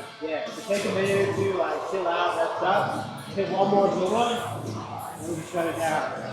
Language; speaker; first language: English; native; English